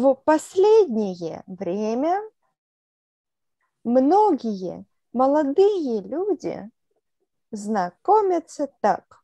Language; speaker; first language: Russian; non-native, fluent; French